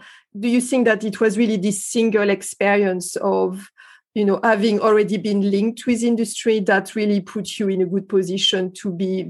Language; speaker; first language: English; non-native, fluent; French